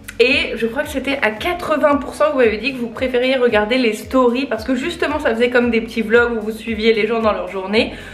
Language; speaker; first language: French; native; French